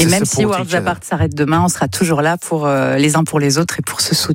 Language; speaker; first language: French; native; French